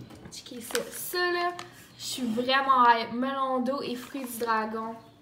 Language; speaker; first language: French; native; French